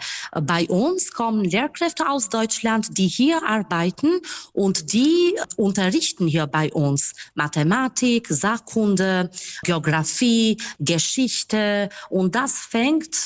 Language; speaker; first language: German; non-native, fluent; Albanian